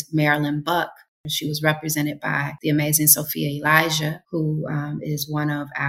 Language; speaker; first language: English; native; English